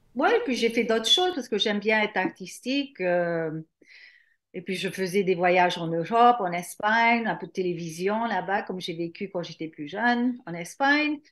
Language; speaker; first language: French; native; French